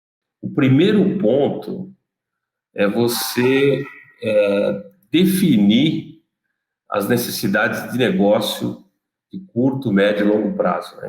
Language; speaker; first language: Portuguese; native; Portuguese